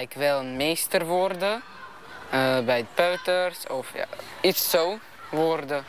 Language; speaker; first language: Dutch; early bilingual, other home language; Ukrainian